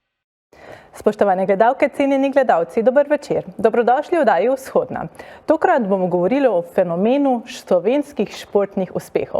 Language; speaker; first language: Slovenian; native; Slovenian